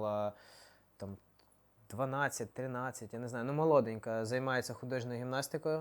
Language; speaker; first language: Ukrainian; non-native, local second language; Russian